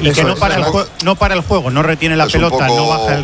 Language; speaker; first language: Spanish; native; Spanish